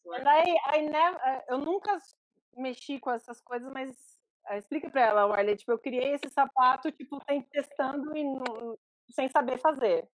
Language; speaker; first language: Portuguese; native; Portuguese